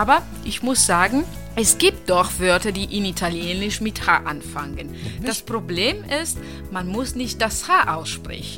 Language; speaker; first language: German; non-native, fluent; Italian